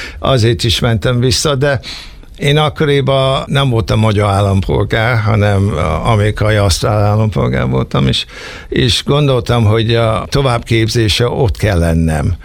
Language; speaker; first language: Hungarian; early bilingual, heritage; Hungarian